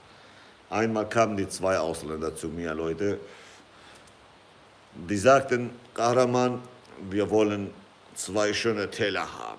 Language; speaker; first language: German; non-native, fluent; Kurdish